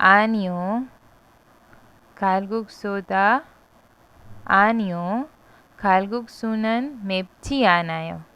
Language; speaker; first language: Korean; non-native, fluent; Hindi